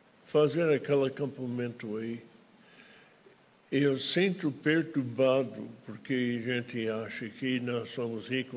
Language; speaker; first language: Portuguese; non-native, fluent; English